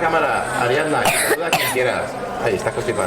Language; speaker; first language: Spanish; native; Spanish